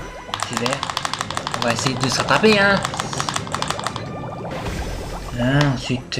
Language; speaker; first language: French; native; French